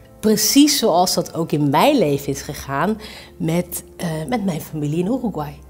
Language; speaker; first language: Dutch; early bilingual, other home language; Spanish